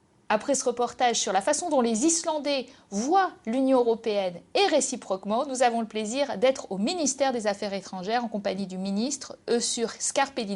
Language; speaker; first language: French; native; French